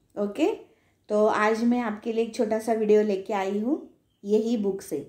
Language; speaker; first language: Hindi; non-native, local second language; Marathi